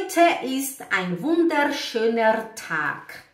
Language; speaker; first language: German; non-native, fluent; Portuguese